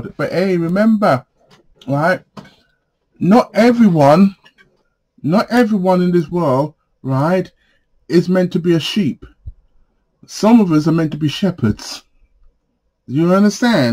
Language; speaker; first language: English; native; English